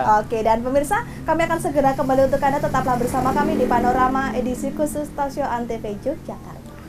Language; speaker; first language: Indonesian; native; Indonesian